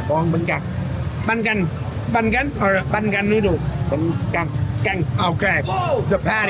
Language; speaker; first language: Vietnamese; non-native, fluent; English